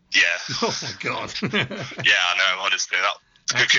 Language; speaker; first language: English; native; English